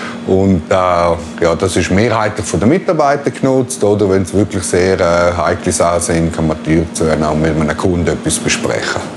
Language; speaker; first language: German; native; German